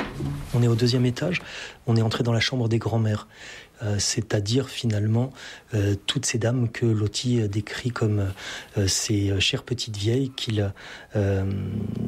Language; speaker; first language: French; native; French